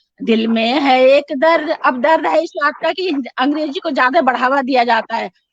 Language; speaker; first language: Hindi; native; Hindi